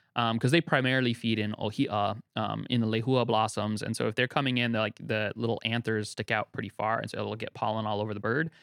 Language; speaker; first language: English; native; English